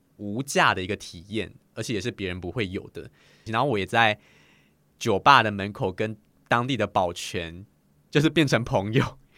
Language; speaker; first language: Chinese; native; Chinese